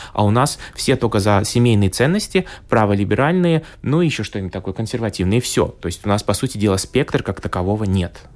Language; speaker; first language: Russian; native; Russian